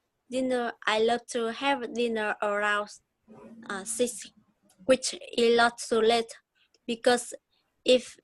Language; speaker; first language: English; non-native, learner; Vietnamese